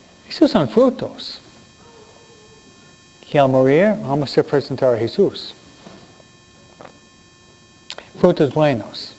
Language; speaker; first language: Spanish; non-native, fluent; English